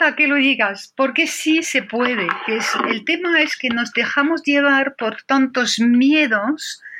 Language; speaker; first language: Spanish; non-native, fluent; French